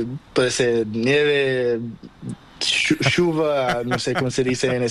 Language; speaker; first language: Spanish; non-native, learner; Portuguese